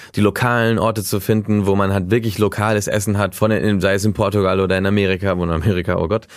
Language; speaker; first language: German; early bilingual, heritage; German